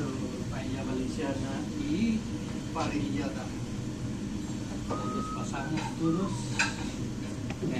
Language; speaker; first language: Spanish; non-native, learner; Filipino